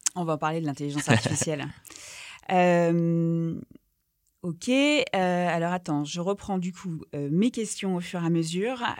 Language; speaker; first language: French; native; French